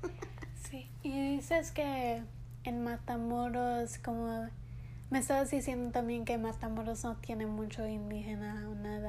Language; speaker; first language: Spanish; early bilingual, heritage; English